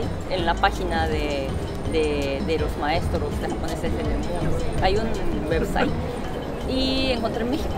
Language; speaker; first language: Spanish; non-native, fluent; Japanese